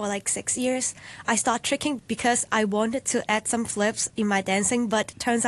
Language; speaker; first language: English; non-native, local second language; Cantonese